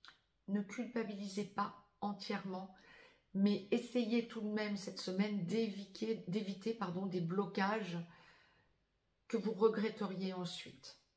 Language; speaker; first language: French; native; French